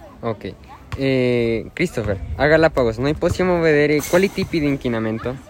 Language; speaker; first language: Italian; non-native, learner; Spanish